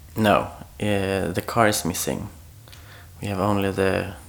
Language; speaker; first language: English; non-native, fluent; Swedish